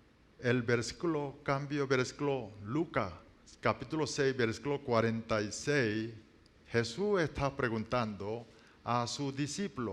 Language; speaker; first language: Spanish; non-native, learner; Korean